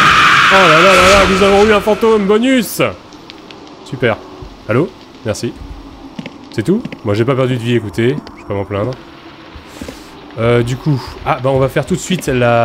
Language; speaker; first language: French; native; French